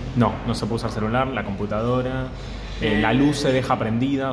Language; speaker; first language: Spanish; native; Spanish